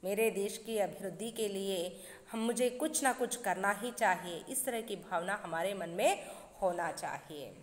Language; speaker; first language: Hindi; non-native, local second language; Kannada